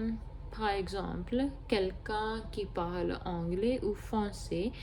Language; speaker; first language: French; non-native, learner; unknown